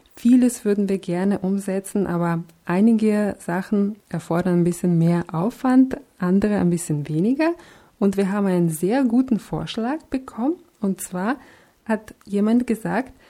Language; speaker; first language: German; non-native, fluent; Russian